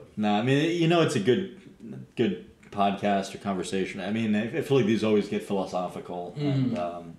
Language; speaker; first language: English; native; English